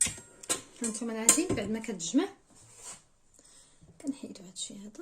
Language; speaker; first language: Arabic; native; Arabic